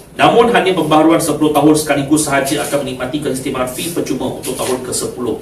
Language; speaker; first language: Malay; non-native, local second language; Chinese